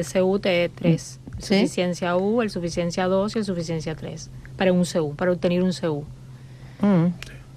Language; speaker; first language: Catalan; non-native, fluent; Spanish